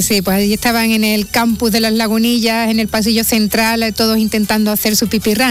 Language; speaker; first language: Spanish; native; Spanish